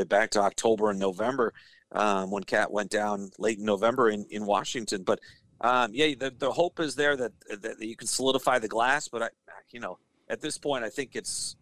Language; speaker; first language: English; native; English